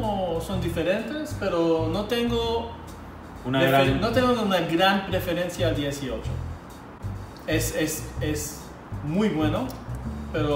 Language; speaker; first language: Spanish; non-native, fluent; Hebrew